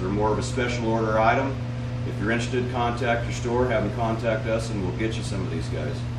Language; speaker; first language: English; native; English